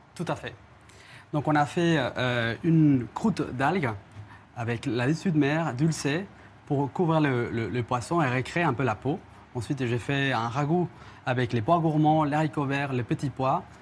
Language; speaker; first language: French; non-native, fluent; Spanish